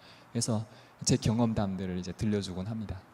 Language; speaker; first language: Korean; native; Korean